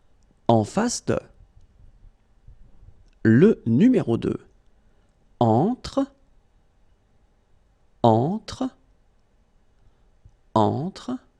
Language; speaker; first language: French; native; French